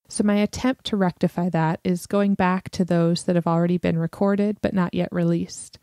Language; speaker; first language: English; native; English